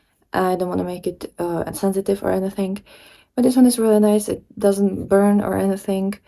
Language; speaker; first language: English; non-native, fluent; Czech